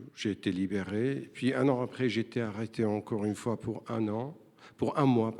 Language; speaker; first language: French; non-native, fluent; Arabic